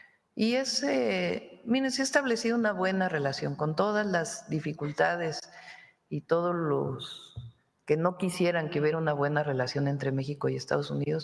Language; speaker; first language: Spanish; native; Spanish